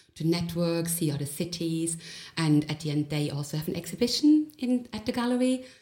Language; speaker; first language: English; non-native, fluent; German